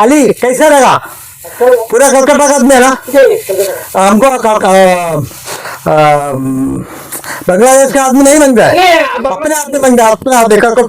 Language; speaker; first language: Hindi; non-native, local second language; Malayalam